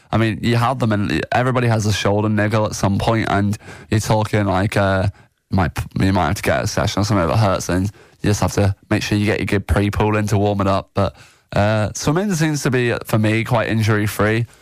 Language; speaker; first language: English; native; English